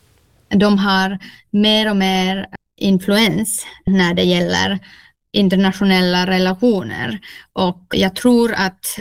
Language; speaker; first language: Swedish; non-native, local second language; Finnish